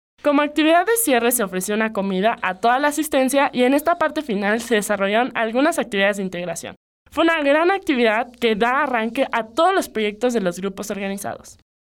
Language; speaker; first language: Spanish; native; Spanish